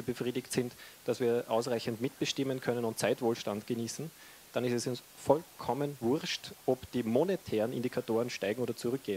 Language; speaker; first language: German; native; German